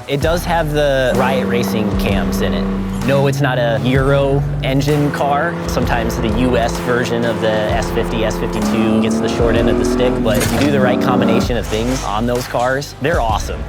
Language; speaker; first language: English; native; English